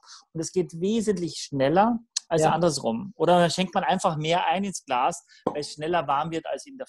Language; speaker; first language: German; native; German